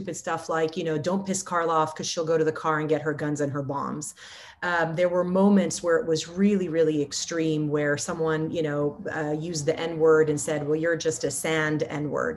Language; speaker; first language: English; non-native, fluent; Arabic